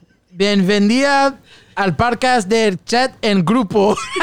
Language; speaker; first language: Spanish; non-native, learner; English